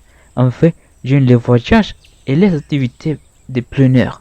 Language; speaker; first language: French; non-native, learner; Spanish